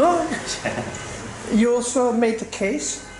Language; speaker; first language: English; non-native, fluent; Dutch